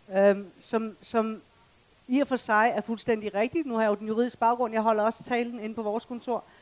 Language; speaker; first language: Danish; early bilingual, other home language; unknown